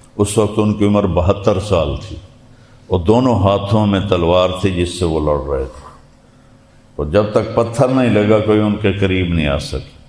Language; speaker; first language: Urdu; non-native, local second language; Punjabi